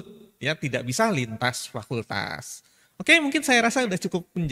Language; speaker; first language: Indonesian; native; Indonesian